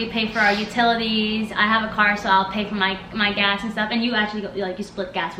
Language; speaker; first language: English; native; English